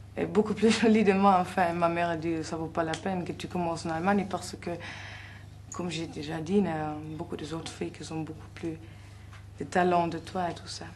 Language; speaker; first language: French; non-native, fluent; German